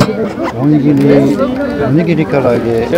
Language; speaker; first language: Japanese; non-native, learner; French